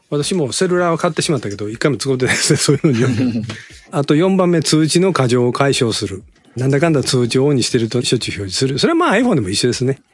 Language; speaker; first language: Japanese; native; Japanese